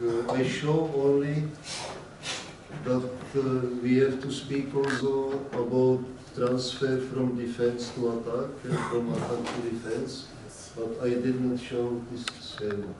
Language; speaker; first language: English; non-native, learner; Czech